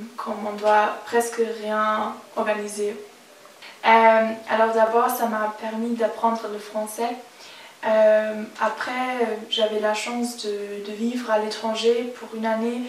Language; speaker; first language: French; non-native, learner; German